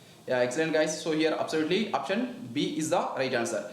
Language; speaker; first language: English; non-native, local second language; Telugu